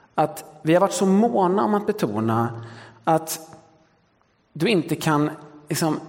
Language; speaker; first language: Swedish; early bilingual, other home language; Danish